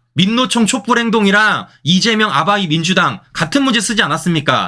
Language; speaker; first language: Korean; native; Korean